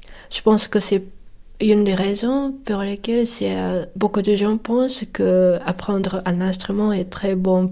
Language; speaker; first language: French; non-native, fluent; Japanese